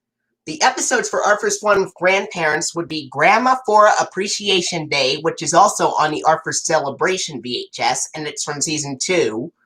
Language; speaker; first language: English; native; English